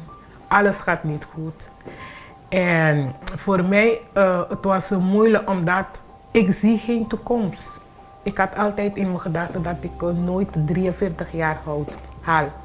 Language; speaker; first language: Dutch; non-native, local second language; Papiamento